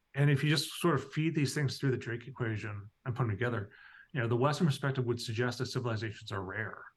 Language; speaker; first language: English; native; English